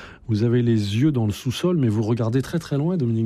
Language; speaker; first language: French; native; French